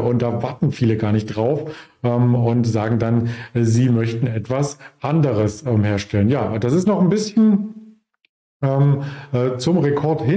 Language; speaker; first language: German; native; German